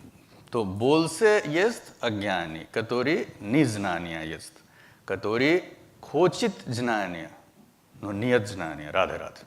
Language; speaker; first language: Russian; non-native, learner; Hindi